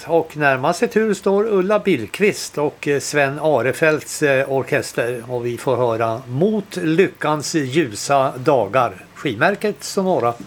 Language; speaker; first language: Swedish; native; Swedish